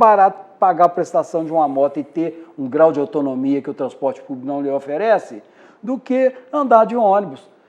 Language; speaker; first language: Portuguese; native; Portuguese